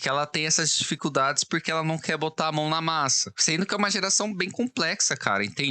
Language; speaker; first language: Portuguese; native; Portuguese